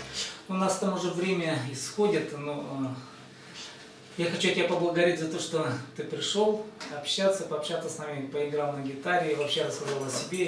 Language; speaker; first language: Russian; native; Russian